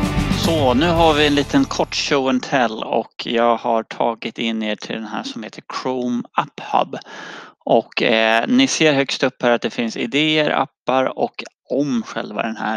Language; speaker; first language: Swedish; native; Swedish